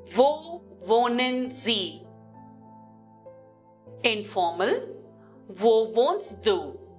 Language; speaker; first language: German; non-native, learner; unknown